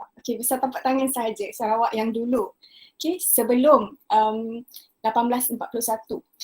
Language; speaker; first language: Malay; native; Malay